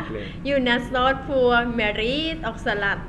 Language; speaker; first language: Swedish; non-native, learner; Thai